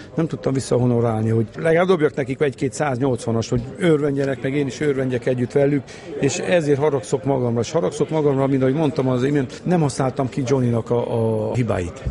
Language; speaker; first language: Hungarian; native; Hungarian